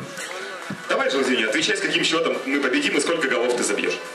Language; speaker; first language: Russian; native; Russian